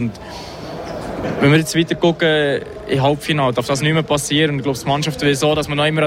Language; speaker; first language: German; native; German